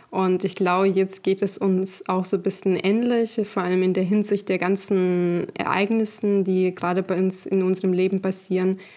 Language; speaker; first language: German; non-native, fluent; Ukrainian